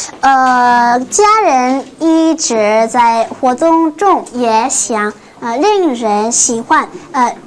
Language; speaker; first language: Chinese; non-native, learner; Korean